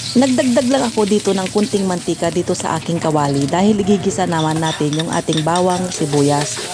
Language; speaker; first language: Filipino; non-native, local second language; Iloko